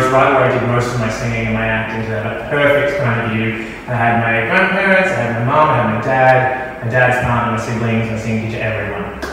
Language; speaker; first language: English; native; English